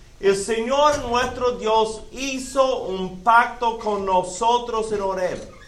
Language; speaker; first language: Spanish; non-native, fluent; English